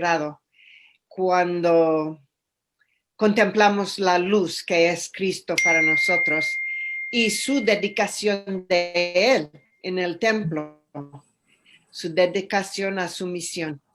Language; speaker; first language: Spanish; non-native, fluent; English